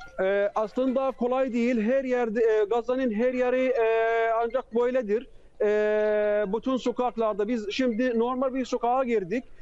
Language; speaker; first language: Turkish; non-native, fluent; Arabic